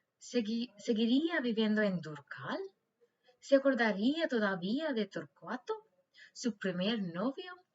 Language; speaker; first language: Spanish; non-native, learner; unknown